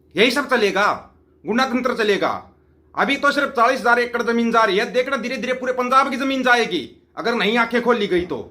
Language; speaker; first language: Hindi; non-native, local second language; Punjabi